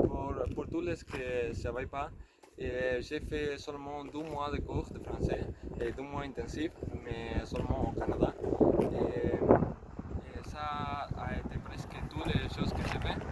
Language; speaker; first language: French; non-native, learner; Spanish